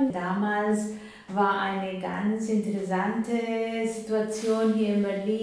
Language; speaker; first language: German; non-native, fluent; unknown